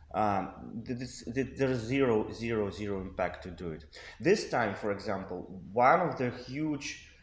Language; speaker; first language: English; non-native, fluent; Russian